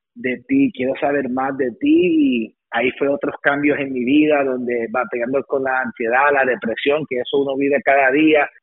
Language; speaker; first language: Spanish; early bilingual, heritage; Spanish